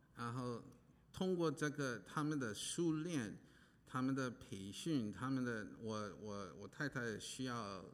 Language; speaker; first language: Chinese; non-native, fluent; English